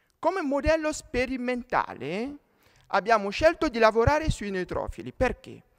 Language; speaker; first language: Italian; non-native, fluent; French